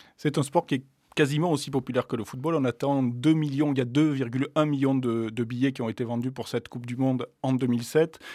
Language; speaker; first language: French; native; French